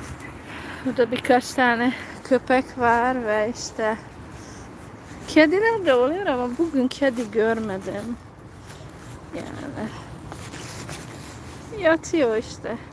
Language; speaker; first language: Turkish; non-native, fluent; Hungarian